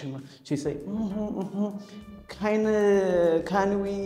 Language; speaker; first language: English; non-native, learner; Amharic